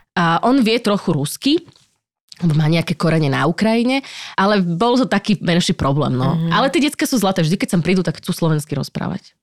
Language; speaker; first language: Slovak; native; Slovak